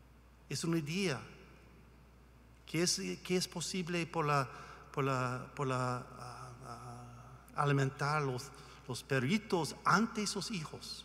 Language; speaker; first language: Spanish; non-native, learner; English